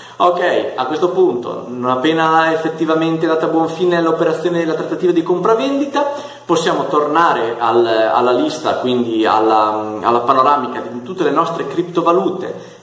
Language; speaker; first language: Italian; native; Italian